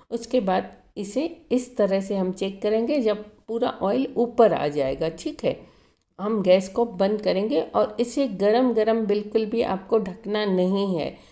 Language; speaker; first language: Hindi; native; Hindi